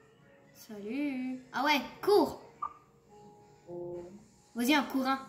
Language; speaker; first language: French; native; French